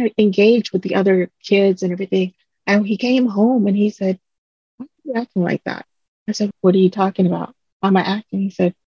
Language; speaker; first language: English; early bilingual, other home language; Vietnamese